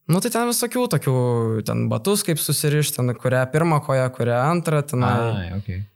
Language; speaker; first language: Lithuanian; native; Lithuanian